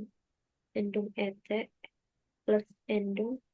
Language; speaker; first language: German; non-native, learner; Indonesian